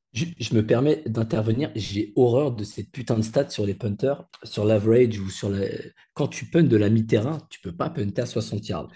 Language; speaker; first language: French; native; French